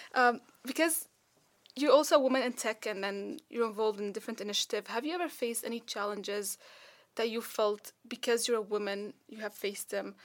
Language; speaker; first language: English; non-native, fluent; Arabic